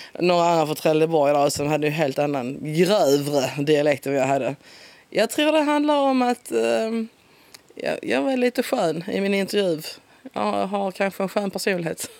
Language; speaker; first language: Swedish; native; Swedish